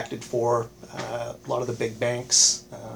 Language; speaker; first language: English; native; English